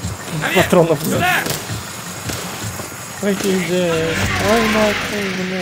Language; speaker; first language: Russian; native; Russian